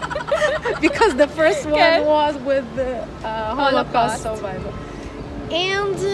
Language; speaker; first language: English; non-native, learner; Portuguese